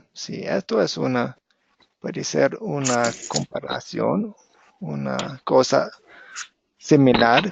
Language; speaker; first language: Spanish; non-native, fluent; English